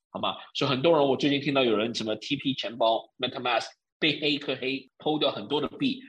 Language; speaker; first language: Chinese; early bilingual, heritage; Chinese